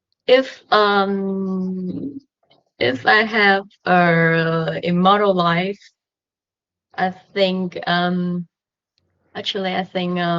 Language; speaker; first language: English; non-native, learner; Vietnamese